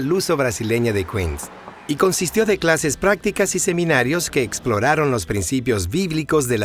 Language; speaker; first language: Spanish; native; Spanish